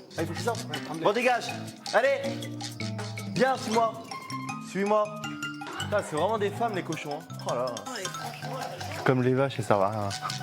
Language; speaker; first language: French; native; French